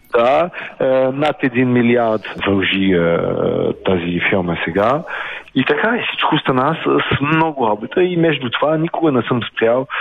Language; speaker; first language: Bulgarian; early bilingual, heritage; Bulgarian